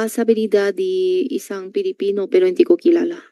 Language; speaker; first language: Filipino; non-native, learner; Chinese